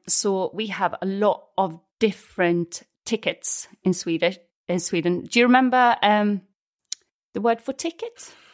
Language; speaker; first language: English; non-native, fluent; Swedish